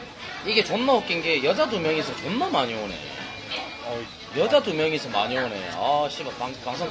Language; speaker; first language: Korean; native; Korean